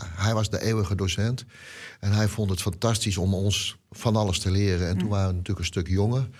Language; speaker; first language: Dutch; native; Dutch